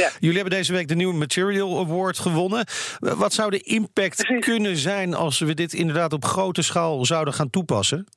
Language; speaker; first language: Dutch; native; Dutch